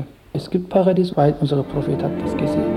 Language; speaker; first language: German; non-native, learner; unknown